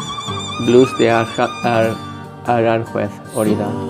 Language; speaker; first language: Basque; non-native, learner; English